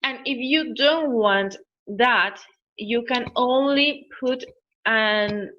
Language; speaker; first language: English; non-native, learner; Spanish